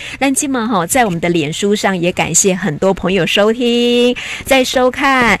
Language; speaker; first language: Chinese; native; Chinese